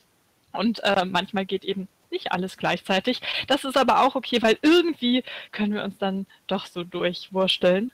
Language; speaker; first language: German; native; German